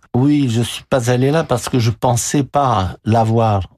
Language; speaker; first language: French; non-native, fluent; Romanian